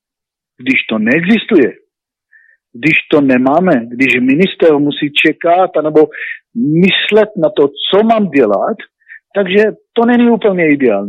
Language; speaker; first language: Czech; non-native, learner; Hebrew